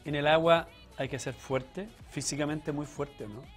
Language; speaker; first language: Spanish; native; Spanish